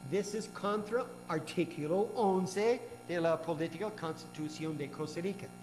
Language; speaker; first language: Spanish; non-native, learner; English